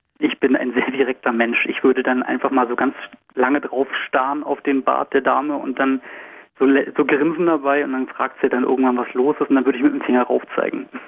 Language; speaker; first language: German; native; German